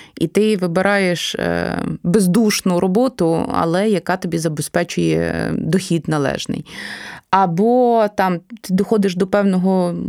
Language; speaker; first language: Ukrainian; native; Ukrainian